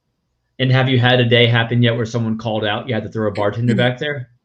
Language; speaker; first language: English; native; English